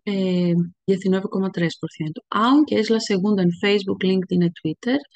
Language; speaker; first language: Spanish; non-native, fluent; Greek